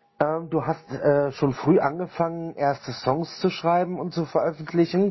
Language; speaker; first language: German; native; German